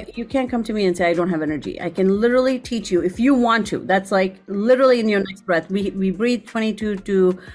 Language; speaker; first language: English; non-native, local second language; Gujarati